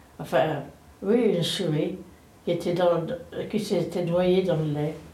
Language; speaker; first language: French; native; French